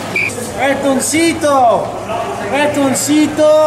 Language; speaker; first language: Spanish; non-native, learner; English